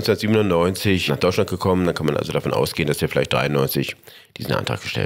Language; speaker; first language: German; native; German